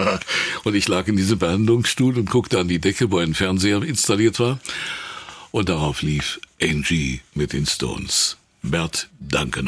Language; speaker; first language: German; native; German